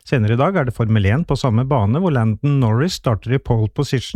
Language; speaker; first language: Norwegian; native; Norwegian